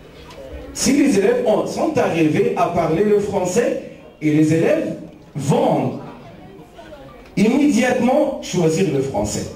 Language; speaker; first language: French; non-native, fluent; Arabic